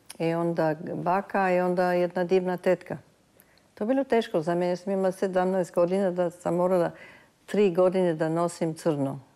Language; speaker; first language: Serbian; early bilingual, heritage; Serbian